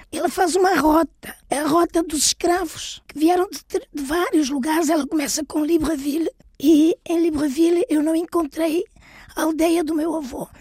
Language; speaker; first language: Portuguese; native; Portuguese